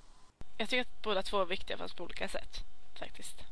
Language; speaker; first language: Swedish; native; Swedish